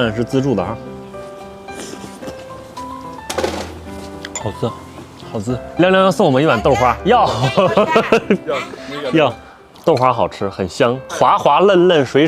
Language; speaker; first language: Chinese; native; Chinese